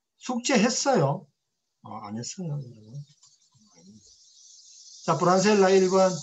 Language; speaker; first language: Spanish; non-native, learner; Korean